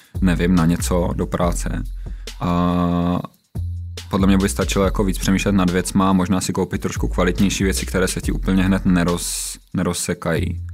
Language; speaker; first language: Czech; native; Czech